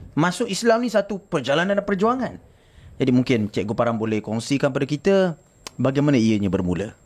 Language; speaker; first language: Malay; native; Malay